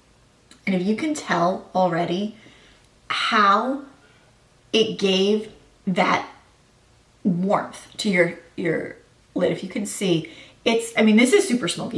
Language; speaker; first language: English; native; English